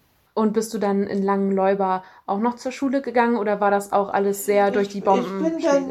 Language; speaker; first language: German; native; German